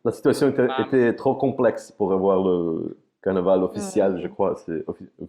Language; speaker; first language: French; non-native, fluent; Portuguese